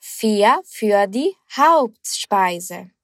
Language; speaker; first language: German; non-native, fluent; Portuguese